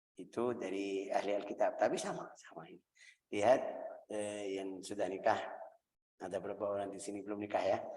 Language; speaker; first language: Indonesian; non-native, fluent; Arabic